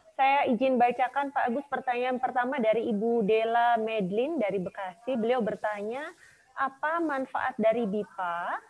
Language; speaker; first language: Indonesian; native; Indonesian